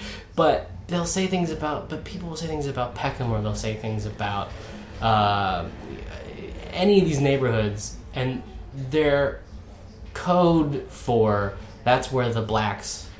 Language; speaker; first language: English; native; English